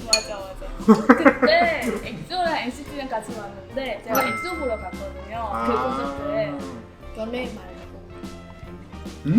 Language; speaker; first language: Korean; non-native, fluent; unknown